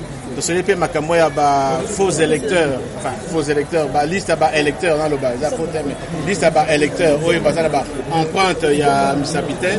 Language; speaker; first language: French; non-native, local second language; Lingala